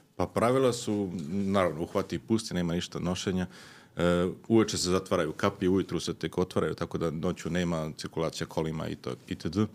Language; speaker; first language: Serbian; early bilingual, heritage; Serbian